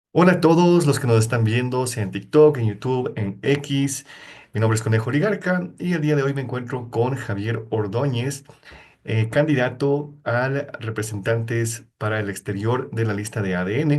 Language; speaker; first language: Spanish; native; Spanish